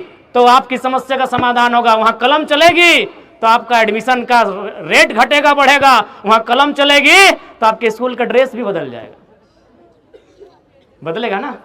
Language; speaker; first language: Hindi; non-native, local second language; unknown